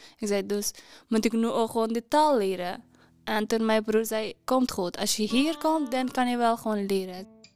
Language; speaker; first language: Dutch; non-native, learner; Persian